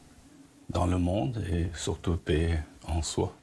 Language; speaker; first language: French; non-native, fluent; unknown